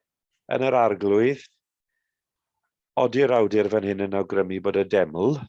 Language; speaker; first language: Welsh; native; Welsh